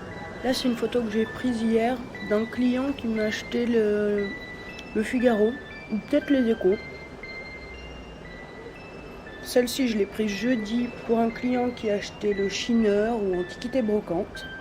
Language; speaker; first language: French; native; French